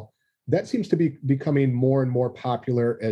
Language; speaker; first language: English; native; English